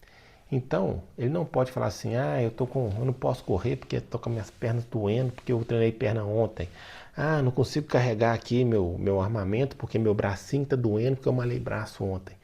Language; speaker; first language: Portuguese; native; Portuguese